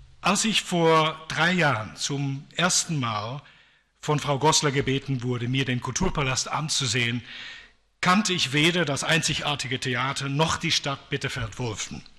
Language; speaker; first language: German; non-native, fluent; Dutch